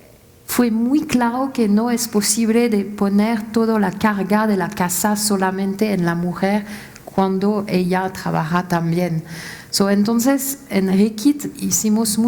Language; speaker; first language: Spanish; non-native, fluent; French